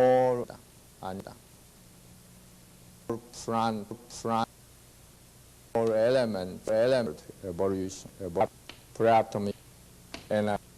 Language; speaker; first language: English; non-native, learner; Japanese